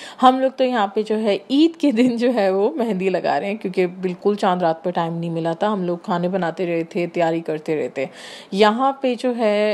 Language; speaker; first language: Urdu; native; Urdu